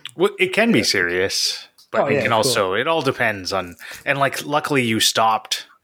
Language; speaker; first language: English; native; English